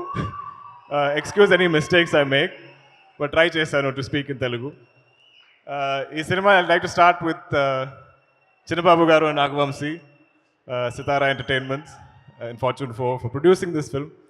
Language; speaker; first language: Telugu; non-native, learner; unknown